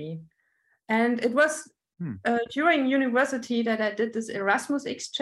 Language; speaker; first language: English; non-native, fluent; German